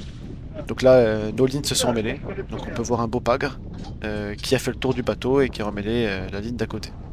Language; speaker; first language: French; native; French